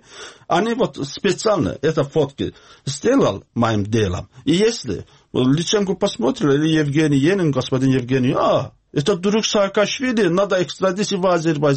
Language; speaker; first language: Russian; non-native, learner; Azerbaijani